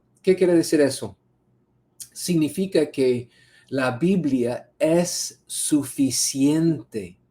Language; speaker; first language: Spanish; non-native, fluent; English